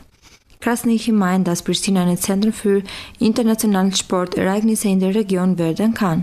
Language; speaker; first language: German; non-native, fluent; Albanian